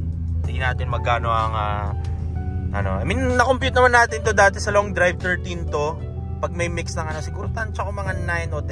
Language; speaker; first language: Filipino; native; Filipino